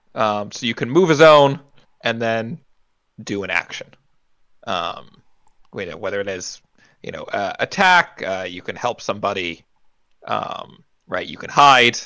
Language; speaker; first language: English; native; English